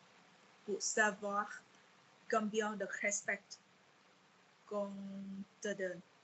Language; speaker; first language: French; non-native, fluent; Vietnamese